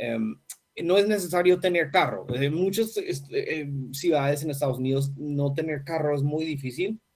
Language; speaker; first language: Spanish; non-native, fluent; English